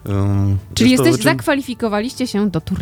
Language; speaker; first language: Polish; native; Polish